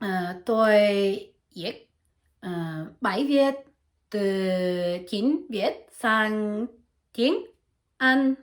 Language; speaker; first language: Vietnamese; non-native, learner; French